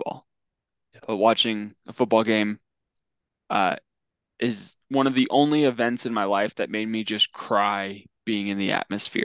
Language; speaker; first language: English; native; English